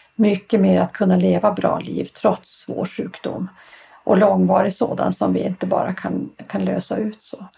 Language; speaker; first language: Swedish; native; Swedish